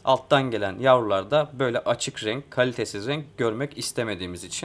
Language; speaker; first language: Turkish; native; Turkish